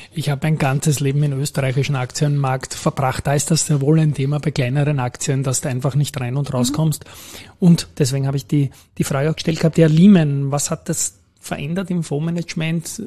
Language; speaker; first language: German; native; German